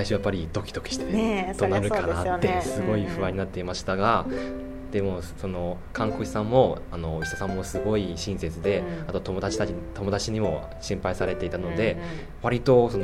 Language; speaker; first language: Japanese; non-native, fluent; Chinese